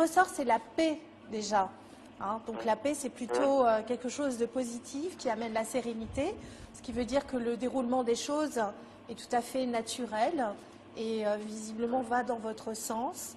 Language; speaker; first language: French; native; French